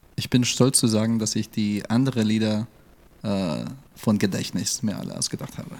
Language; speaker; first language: German; non-native, fluent; English